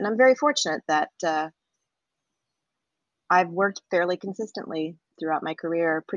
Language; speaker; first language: English; native; English